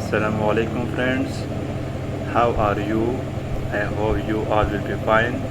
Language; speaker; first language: English; non-native, local second language; Urdu